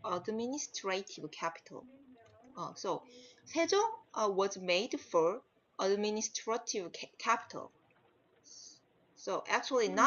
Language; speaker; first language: English; non-native, learner; Korean